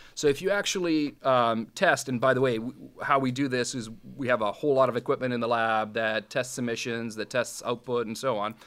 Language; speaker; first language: English; non-native, fluent; Serbian